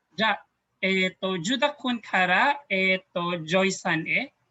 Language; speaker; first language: Japanese; non-native, learner; Filipino